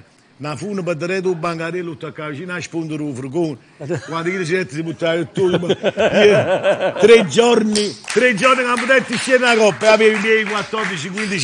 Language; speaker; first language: Italian; native; Italian